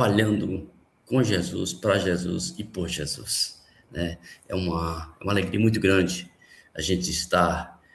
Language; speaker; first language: Portuguese; native; Portuguese